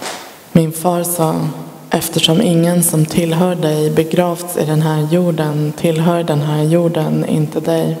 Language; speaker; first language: Swedish; early bilingual, other home language; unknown